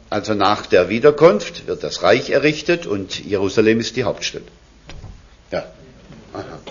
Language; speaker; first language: German; native; German